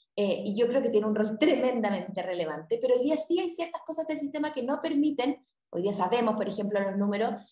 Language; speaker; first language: Spanish; native; Spanish